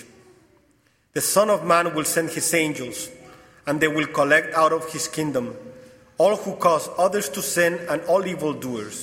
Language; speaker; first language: English; non-native, fluent; Spanish